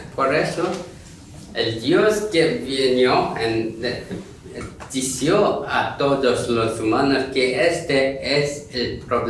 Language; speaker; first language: Spanish; non-native, learner; Korean